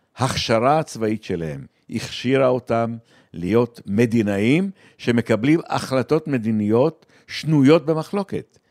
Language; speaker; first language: Hebrew; native; Hebrew